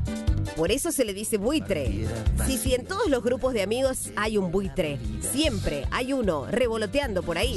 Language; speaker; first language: Spanish; native; Spanish